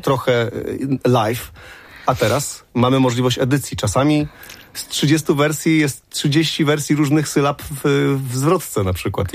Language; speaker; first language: Polish; native; Polish